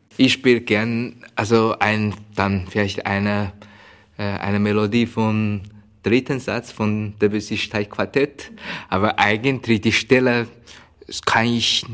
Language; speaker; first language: German; non-native, learner; Chinese